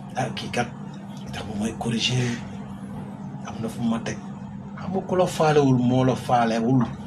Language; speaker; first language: Wolof; native; Wolof